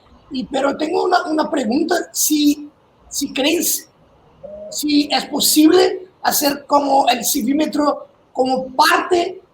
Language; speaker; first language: Spanish; non-native, fluent; Portuguese